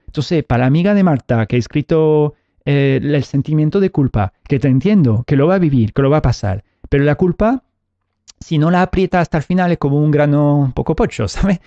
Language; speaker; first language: Spanish; early bilingual, heritage; Spanish